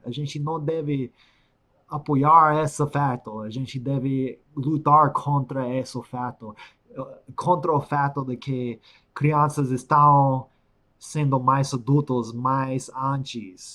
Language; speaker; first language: Portuguese; non-native, fluent; English